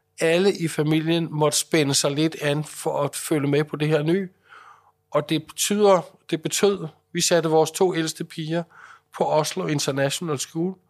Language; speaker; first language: Danish; native; Danish